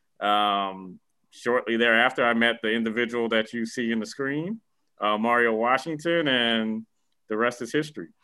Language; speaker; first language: English; native; English